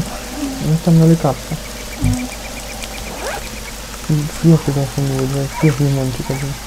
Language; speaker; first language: Russian; native; Russian